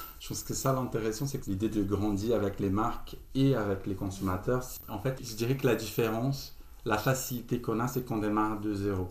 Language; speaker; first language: French; non-native, fluent; Portuguese